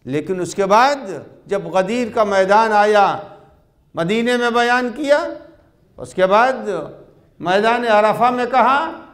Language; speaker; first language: Urdu; native; Urdu